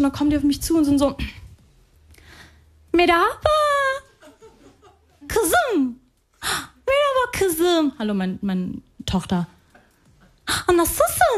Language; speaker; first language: German; early bilingual, other home language; Arabic